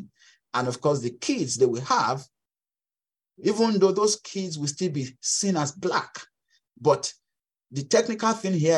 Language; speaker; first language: English; non-native, local second language; Yoruba